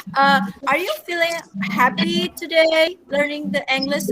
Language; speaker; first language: English; non-native, fluent; Indonesian